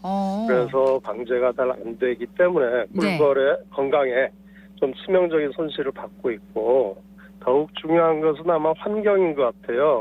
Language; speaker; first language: Korean; native; Korean